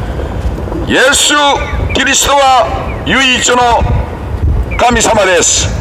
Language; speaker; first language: Japanese; non-native, learner; Korean